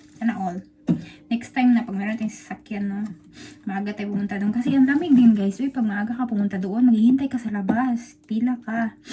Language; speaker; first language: Filipino; non-native, local second language; Cebuano